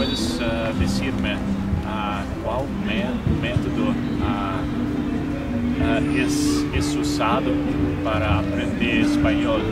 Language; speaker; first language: Spanish; non-native, fluent; Ukrainian